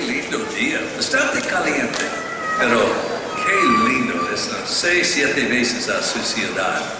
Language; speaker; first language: Spanish; non-native, learner; English